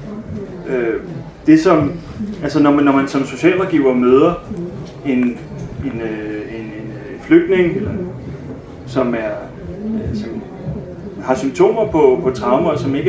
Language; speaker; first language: Danish; native; Danish